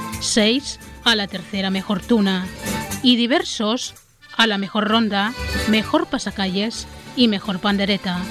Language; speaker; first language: Spanish; native; Spanish